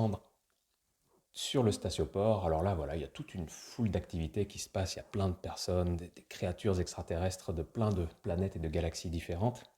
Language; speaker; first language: French; native; French